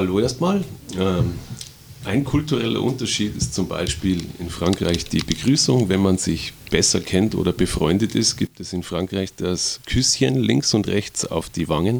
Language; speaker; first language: German; native; German